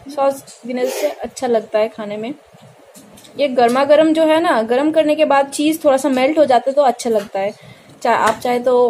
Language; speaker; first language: Hindi; non-native, local second language; Bangla